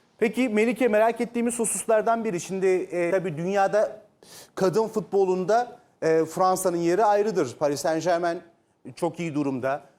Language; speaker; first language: Turkish; native; Turkish